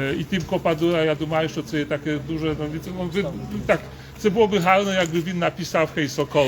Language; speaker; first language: Ukrainian; non-native, learner; Polish